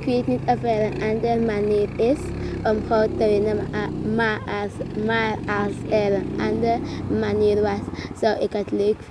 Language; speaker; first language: Dutch; non-native, local second language; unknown